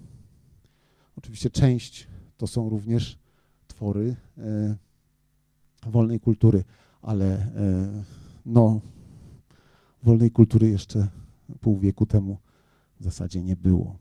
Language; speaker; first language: Polish; native; Polish